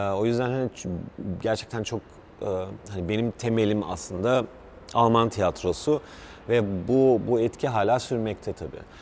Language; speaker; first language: Turkish; early bilingual, heritage; Turkish